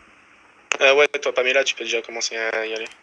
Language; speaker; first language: French; native; French